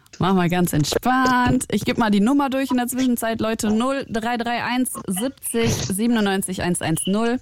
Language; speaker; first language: German; early bilingual, other home language; Arabic